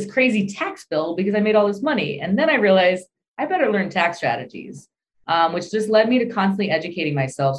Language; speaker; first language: English; native; English